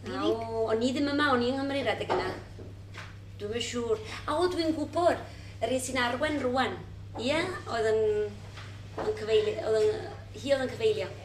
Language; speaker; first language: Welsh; early bilingual, heritage; Welsh